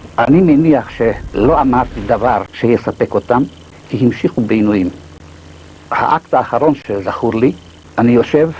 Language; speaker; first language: Hebrew; non-native, fluent; Hungarian